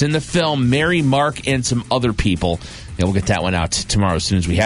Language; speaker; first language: English; native; English